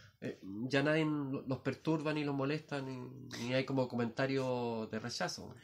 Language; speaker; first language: Spanish; native; Spanish